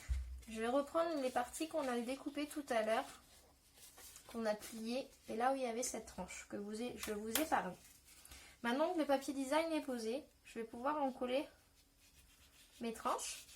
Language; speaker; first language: French; native; French